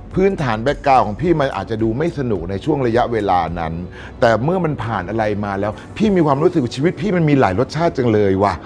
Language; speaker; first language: Thai; native; Thai